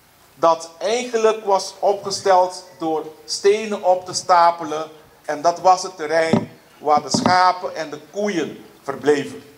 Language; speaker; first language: Dutch; non-native, local second language; Papiamento